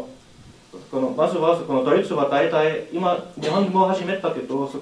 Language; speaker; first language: Japanese; non-native, learner; German